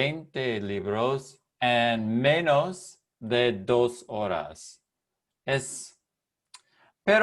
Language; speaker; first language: Spanish; non-native, learner; English